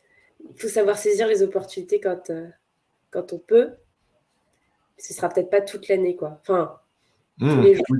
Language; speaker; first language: French; native; French